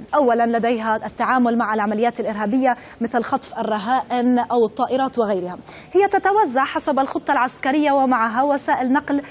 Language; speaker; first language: Arabic; native; Arabic